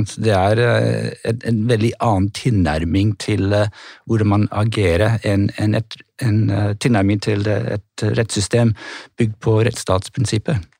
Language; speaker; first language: Norwegian; non-native, fluent; English